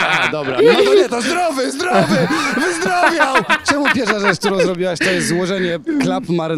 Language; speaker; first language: Polish; native; Polish